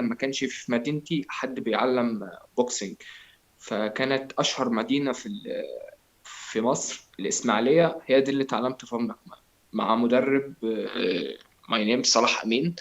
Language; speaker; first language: Arabic; native; Arabic